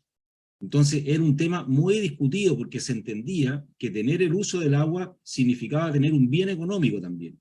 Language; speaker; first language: Spanish; native; Spanish